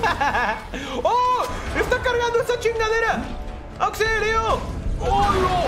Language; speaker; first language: Spanish; native; Spanish